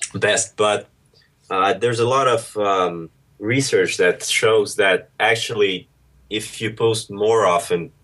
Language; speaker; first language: English; early bilingual, other home language; Russian